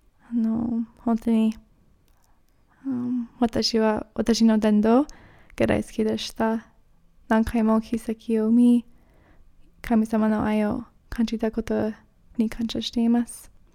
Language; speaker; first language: Japanese; non-native, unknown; English